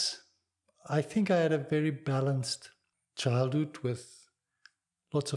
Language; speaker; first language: English; non-native, local second language; Afrikaans